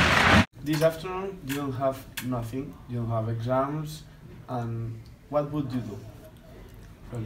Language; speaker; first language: English; non-native, learner; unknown